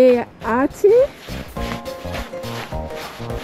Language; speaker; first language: Spanish; native; Spanish